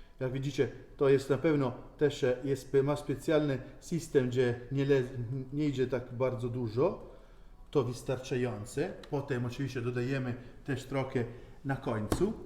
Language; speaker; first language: Polish; non-native, learner; Italian